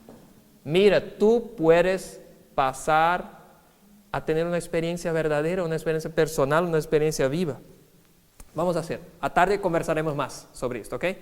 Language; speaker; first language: Spanish; non-native, fluent; Portuguese